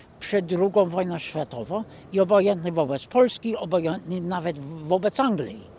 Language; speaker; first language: Polish; non-native, fluent; English